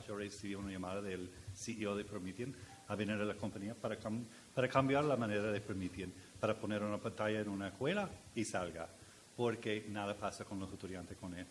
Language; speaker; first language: Spanish; non-native, learner; English